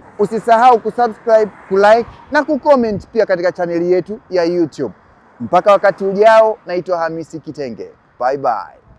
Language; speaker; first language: Swahili; native; Swahili